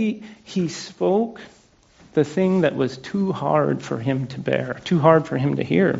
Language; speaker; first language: English; native; English